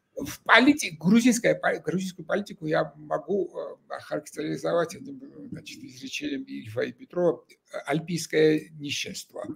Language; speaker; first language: Russian; non-native, local second language; Georgian